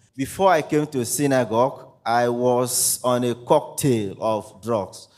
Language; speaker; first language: English; non-native, local second language; Ibibio